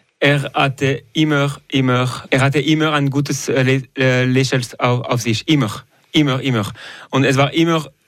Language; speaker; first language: German; non-native, local second language; French